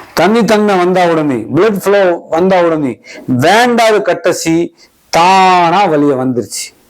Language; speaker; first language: Tamil; non-native, local second language; Hindi